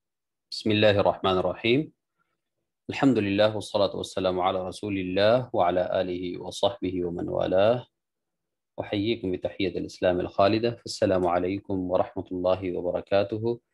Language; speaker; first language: Arabic; non-native, fluent; Urdu